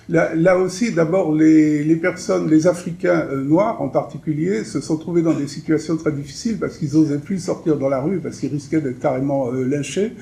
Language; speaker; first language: French; native; French